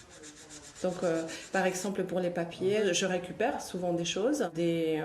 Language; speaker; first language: French; non-native, fluent; Spanish